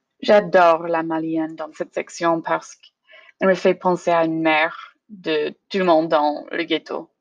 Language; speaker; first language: French; non-native, learner; English